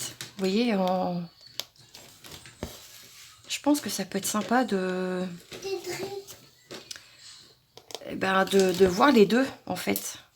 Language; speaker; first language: French; native; French